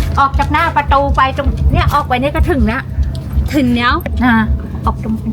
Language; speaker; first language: Thai; native; Thai